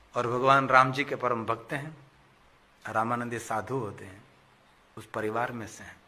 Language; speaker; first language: Hindi; non-native, local second language; Gujarati